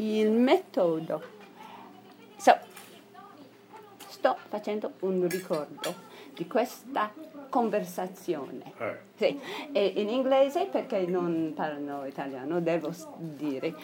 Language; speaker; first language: Italian; non-native, learner; English